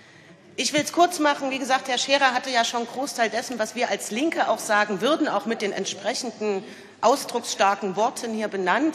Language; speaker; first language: German; native; German